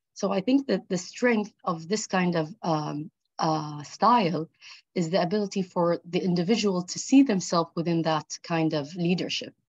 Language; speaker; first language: English; early bilingual, other home language; Arabic